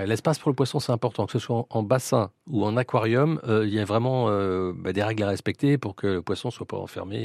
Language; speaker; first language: French; native; French